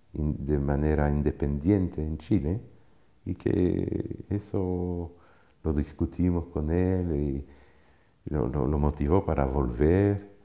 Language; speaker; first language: Spanish; non-native, fluent; French